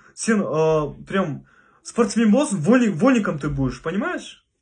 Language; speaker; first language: Russian; non-native, local second language; Kazakh